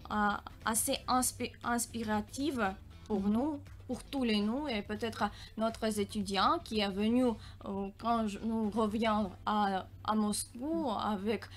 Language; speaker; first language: French; non-native, learner; Russian